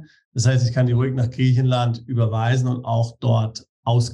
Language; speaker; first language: German; native; German